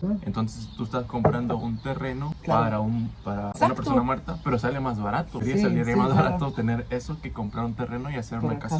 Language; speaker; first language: Spanish; native; Spanish